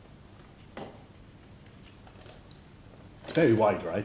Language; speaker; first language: English; non-native, fluent; French